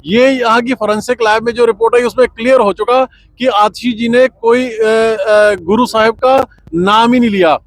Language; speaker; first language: Hindi; non-native, local second language; Punjabi